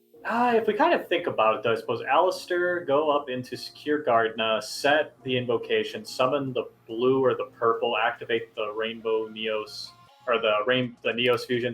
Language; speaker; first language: English; native; English